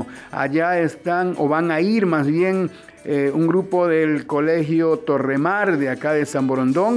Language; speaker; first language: Spanish; native; Spanish